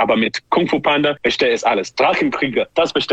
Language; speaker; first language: German; non-native, learner; English